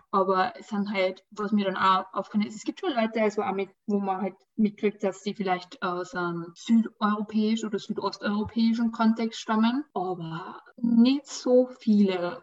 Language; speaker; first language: German; early bilingual, other home language; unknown